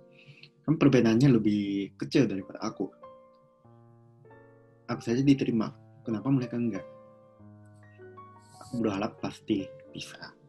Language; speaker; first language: Indonesian; non-native, local second language; Japanese